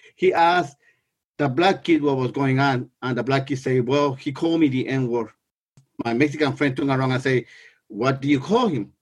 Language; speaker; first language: English; non-native, fluent; Spanish